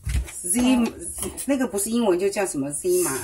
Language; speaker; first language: Chinese; native; Chinese